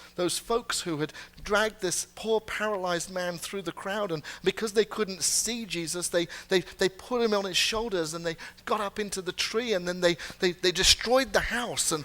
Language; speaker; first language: English; native; English